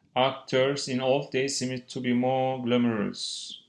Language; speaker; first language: English; non-native, fluent; Turkish